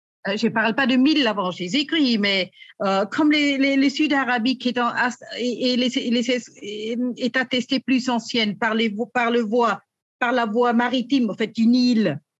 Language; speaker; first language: French; native; French